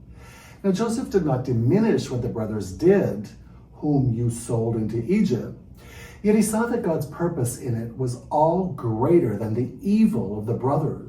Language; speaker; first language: English; native; English